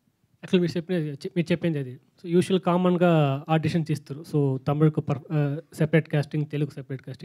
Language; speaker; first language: Telugu; non-native, local second language; Tamil